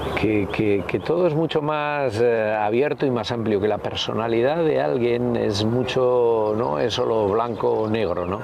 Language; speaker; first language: Spanish; native; Spanish